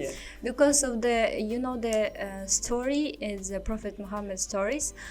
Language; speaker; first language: English; non-native, learner; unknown